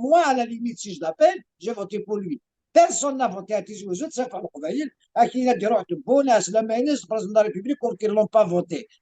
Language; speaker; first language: French; non-native, local second language; Kabyle